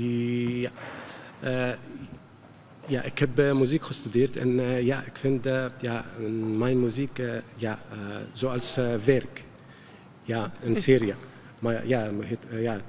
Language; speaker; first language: Dutch; non-native, learner; Arabic